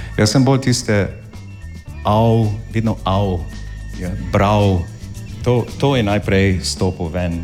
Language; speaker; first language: Slovenian; non-native, fluent; English